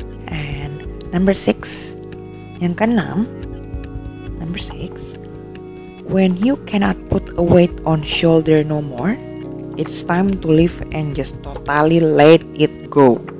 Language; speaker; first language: English; non-native, learner; Indonesian